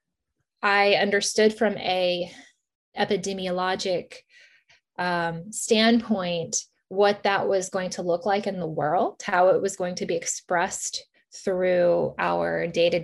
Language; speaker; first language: English; native; English